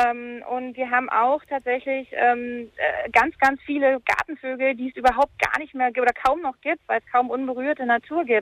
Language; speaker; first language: German; native; German